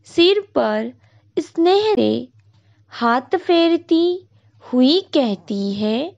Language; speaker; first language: Hindi; non-native, local second language; Marathi